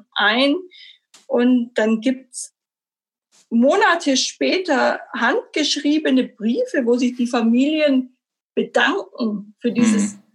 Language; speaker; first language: German; native; German